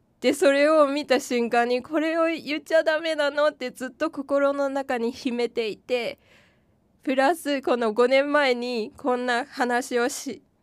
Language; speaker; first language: Japanese; non-native, fluent; Korean